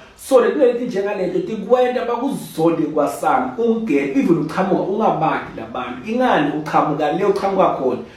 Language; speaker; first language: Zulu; non-native, local second language; Swati